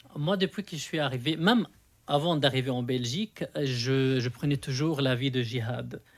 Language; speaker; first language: French; non-native, fluent; Arabic